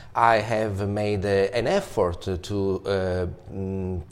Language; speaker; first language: English; non-native, fluent; Italian